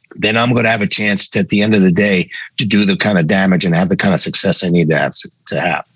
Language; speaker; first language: English; native; English